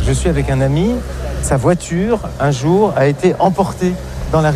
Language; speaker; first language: French; native; French